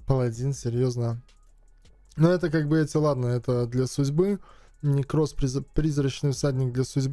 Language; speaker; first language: Russian; native; Russian